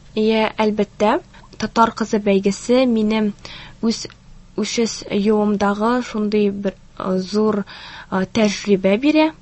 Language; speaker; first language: Tatar; early bilingual, heritage; Tatar